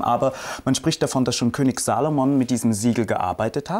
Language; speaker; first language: German; native; German